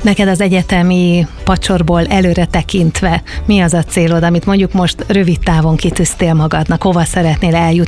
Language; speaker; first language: Hungarian; native; Hungarian